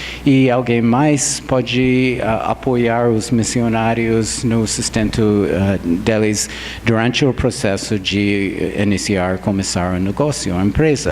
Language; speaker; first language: Portuguese; non-native, fluent; English